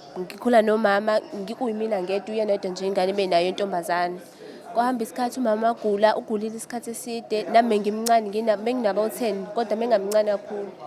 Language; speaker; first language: Zulu; native; Zulu